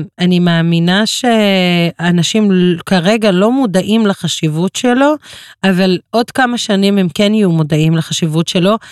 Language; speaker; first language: Hebrew; non-native, local second language; Arabic